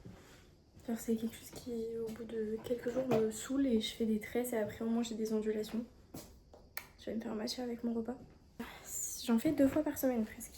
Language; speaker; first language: French; native; French